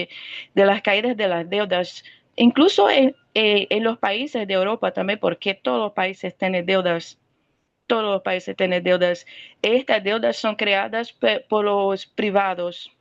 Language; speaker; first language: Spanish; non-native, fluent; Portuguese